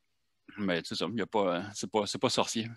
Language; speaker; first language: French; native; French